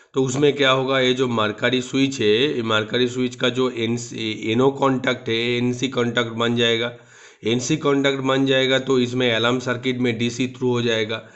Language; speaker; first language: Hindi; non-native, local second language; Bangla